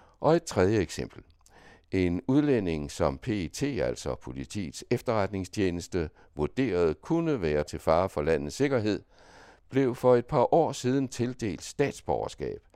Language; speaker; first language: Danish; native; Danish